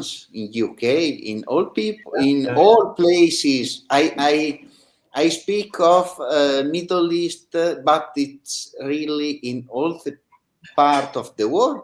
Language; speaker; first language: English; non-native, learner; Italian